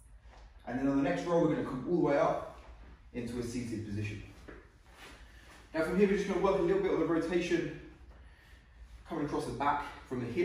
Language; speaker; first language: English; native; English